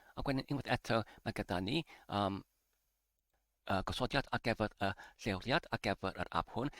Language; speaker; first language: Welsh; non-native, learner; English